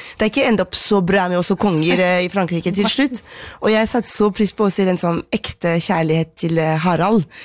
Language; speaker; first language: Norwegian; non-native, fluent; French